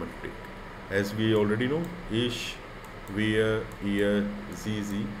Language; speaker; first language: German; non-native, learner; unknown